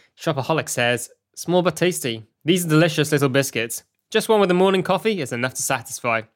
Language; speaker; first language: English; native; English